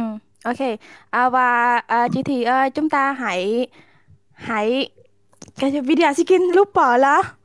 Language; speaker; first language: Vietnamese; non-native, fluent; Malay